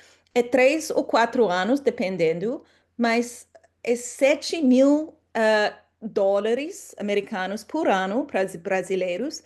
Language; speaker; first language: Portuguese; non-native, fluent; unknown